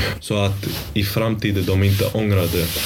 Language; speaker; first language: Swedish; early bilingual, other home language; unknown